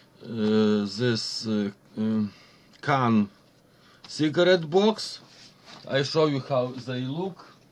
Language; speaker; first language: English; non-native, learner; Ukrainian